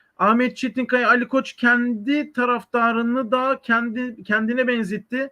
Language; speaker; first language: Turkish; native; Turkish